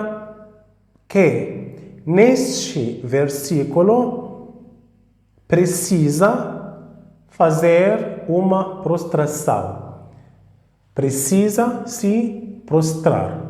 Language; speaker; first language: Portuguese; non-native, fluent; Arabic